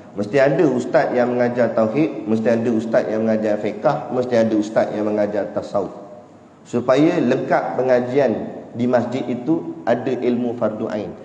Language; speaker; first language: Malay; native; Malay